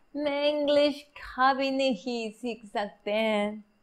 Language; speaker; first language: Hindi; non-native, learner; English